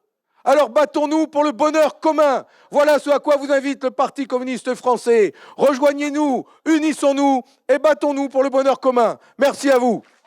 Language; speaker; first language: French; native; French